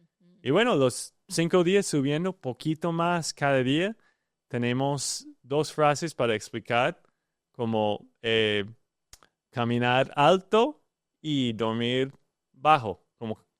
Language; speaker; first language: Spanish; non-native, learner; English